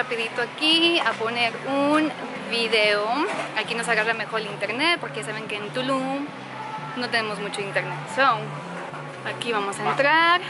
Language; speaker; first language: Spanish; early bilingual, heritage; Spanish